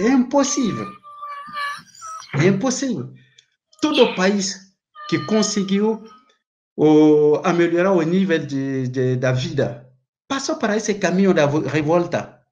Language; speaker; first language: Portuguese; non-native, learner; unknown